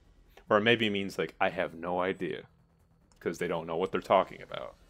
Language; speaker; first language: English; native; English